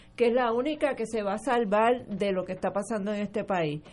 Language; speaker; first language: Spanish; early bilingual, other home language; English